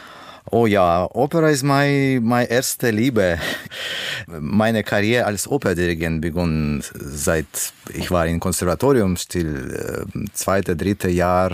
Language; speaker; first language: German; non-native, learner; Russian